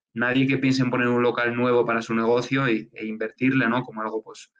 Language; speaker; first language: Spanish; native; Spanish